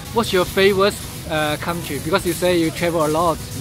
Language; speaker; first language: English; non-native, learner; Chinese